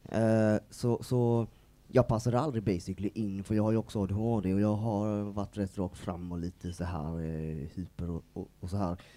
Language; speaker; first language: Swedish; native; Swedish